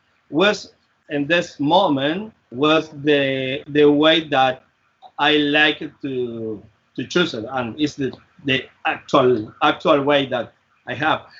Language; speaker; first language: English; non-native, fluent; Spanish